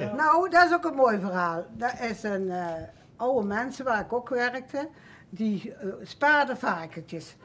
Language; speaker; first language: Dutch; native; Dutch